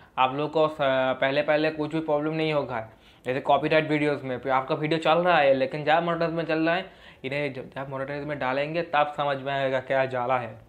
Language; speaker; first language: Hindi; non-native, local second language; Bangla